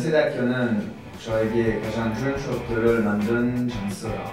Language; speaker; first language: Korean; non-native, fluent; French